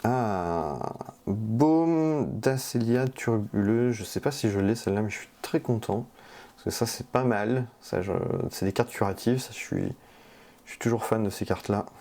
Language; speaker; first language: French; native; French